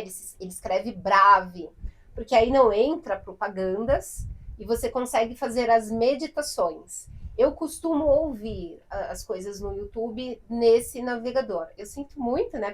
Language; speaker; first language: Portuguese; native; Portuguese